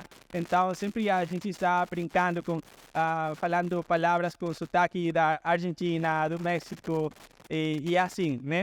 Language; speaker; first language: Portuguese; non-native, fluent; Spanish